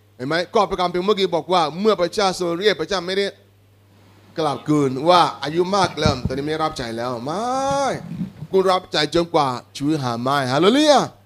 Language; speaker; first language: Thai; non-native, fluent; Igbo